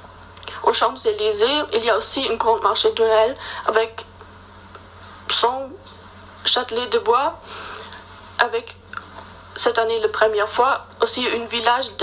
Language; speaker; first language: French; non-native, learner; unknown